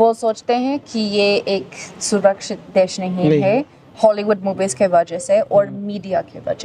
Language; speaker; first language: Hindi; non-native, learner; English